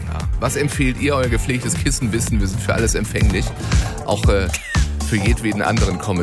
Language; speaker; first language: German; native; German